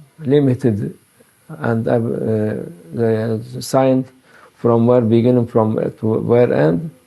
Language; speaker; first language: English; non-native, learner; Turkish